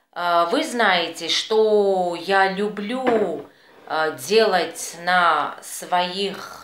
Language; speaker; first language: Russian; non-native, fluent; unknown